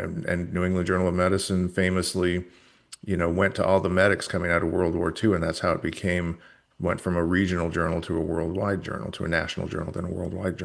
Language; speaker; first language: English; native; English